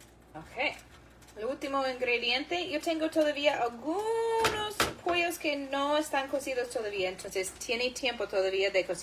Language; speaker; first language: Spanish; non-native, learner; English